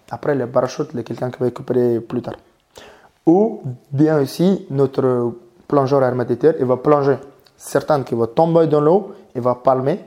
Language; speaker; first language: French; non-native, learner; Mongolian